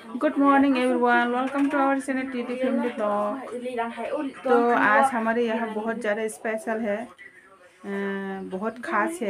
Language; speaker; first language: Hindi; non-native, local second language; Kok Borok